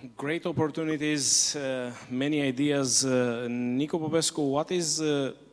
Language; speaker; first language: English; non-native, fluent; Romanian